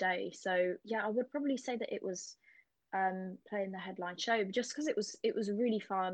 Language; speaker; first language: English; native; English